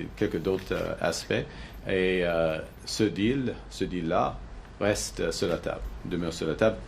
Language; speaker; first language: French; non-native, local second language; English